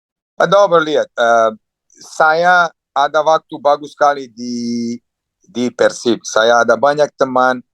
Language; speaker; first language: Indonesian; non-native, fluent; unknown